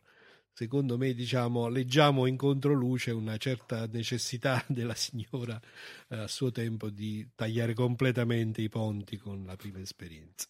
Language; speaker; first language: Italian; native; Italian